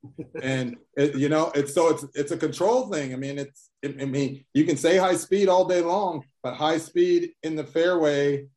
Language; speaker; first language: English; native; English